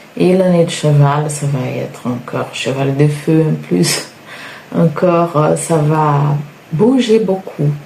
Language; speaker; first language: French; non-native, fluent; Portuguese